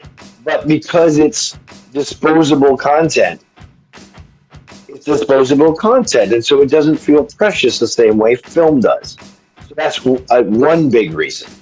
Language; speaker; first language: English; native; English